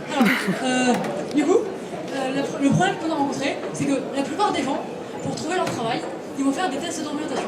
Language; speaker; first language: French; native; French